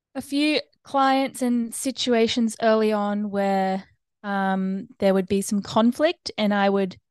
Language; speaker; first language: English; native; English